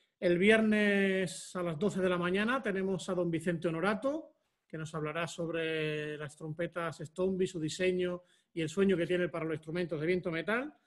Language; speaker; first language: Spanish; native; Spanish